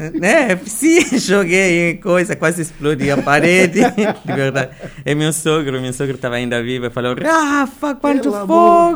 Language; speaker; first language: Portuguese; non-native, fluent; Italian